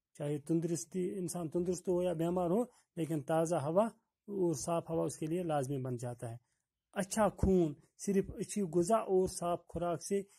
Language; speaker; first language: Urdu; non-native, local second language; Kashmiri